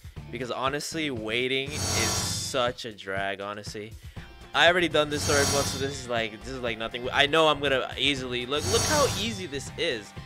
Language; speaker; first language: English; early bilingual, other home language; Spanish